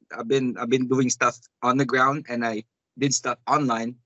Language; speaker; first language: English; non-native, local second language; Cebuano